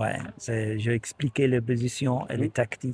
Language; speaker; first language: French; non-native, learner; English